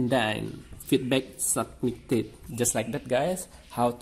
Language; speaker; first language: English; non-native, learner; Indonesian